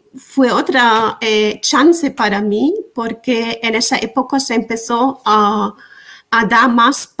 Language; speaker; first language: Spanish; non-native, fluent; German